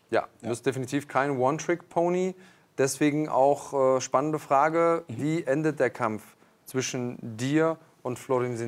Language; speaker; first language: German; native; German